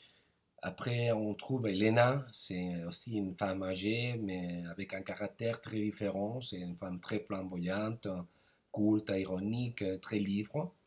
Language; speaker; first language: French; non-native, fluent; Spanish